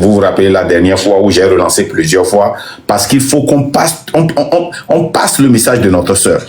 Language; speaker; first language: French; non-native, local second language; Ewe